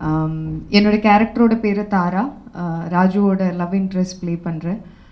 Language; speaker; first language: Tamil; non-native, local second language; Malayalam